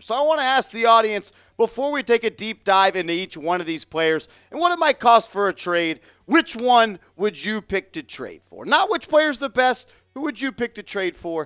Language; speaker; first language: English; native; English